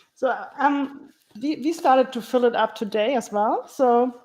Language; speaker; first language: English; non-native, fluent; German